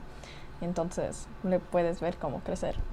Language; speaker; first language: Spanish; early bilingual, heritage; English